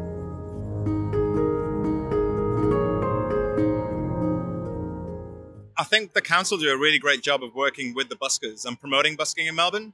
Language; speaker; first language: English; native; English